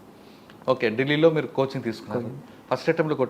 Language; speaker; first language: Telugu; native; Telugu